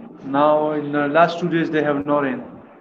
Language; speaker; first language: English; non-native, learner; Pashto